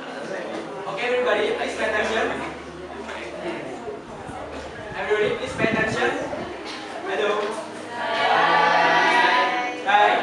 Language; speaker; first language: English; non-native, learner; Indonesian